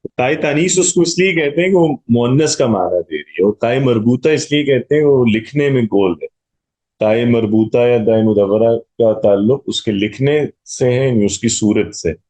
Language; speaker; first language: Urdu; non-native, local second language; Punjabi